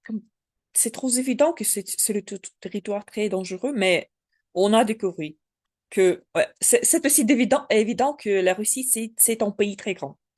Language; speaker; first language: French; non-native, learner; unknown